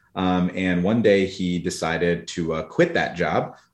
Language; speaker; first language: English; early bilingual, other home language; Polish